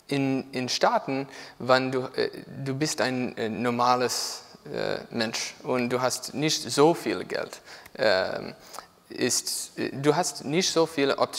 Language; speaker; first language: German; non-native, learner; English